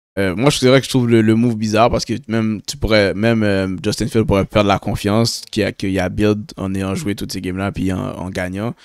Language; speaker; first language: French; native; French